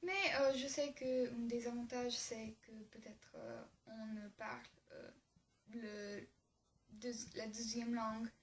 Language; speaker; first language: French; non-native, learner; English